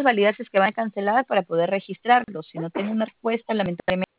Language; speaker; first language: Spanish; native; Spanish